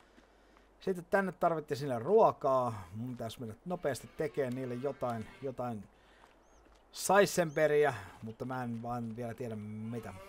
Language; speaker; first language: Finnish; native; Finnish